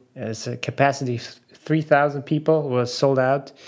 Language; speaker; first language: English; non-native, fluent; German